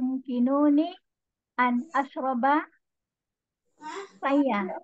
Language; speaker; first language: Arabic; non-native, learner; Indonesian